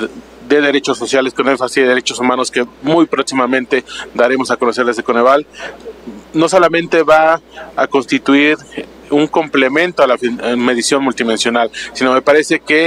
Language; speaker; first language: Spanish; native; Spanish